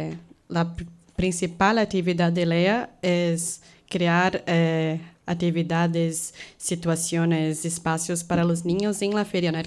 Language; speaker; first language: Spanish; non-native, fluent; Portuguese